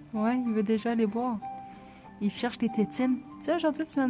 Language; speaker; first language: French; native; French